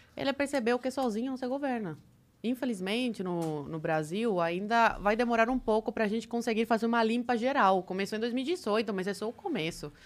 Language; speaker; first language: Portuguese; early bilingual, other home language; Spanish